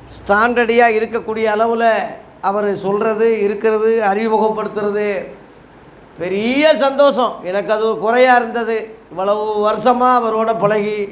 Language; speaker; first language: Tamil; native; Tamil